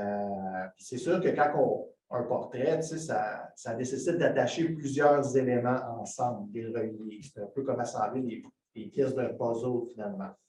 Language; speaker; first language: French; native; French